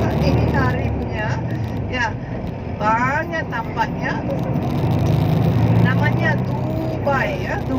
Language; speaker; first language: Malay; non-native, local second language; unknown